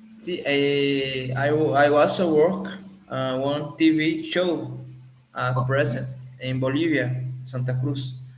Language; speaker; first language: English; non-native, learner; Portuguese